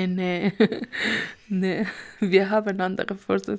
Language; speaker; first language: German; non-native, learner; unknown